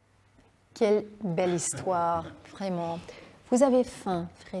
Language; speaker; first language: French; non-native, local second language; Dutch